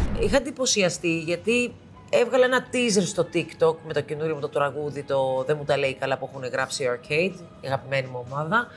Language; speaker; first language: Greek; early bilingual, heritage; Greek